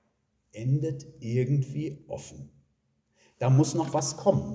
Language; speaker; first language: German; native; German